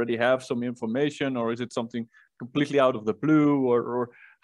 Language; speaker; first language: English; non-native, fluent; Dutch